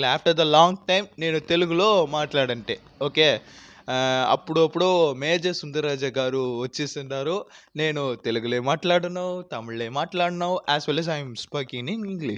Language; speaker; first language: Telugu; non-native, learner; Tamil